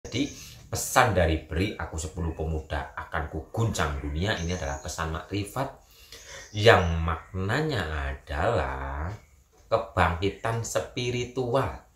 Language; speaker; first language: Indonesian; native; Indonesian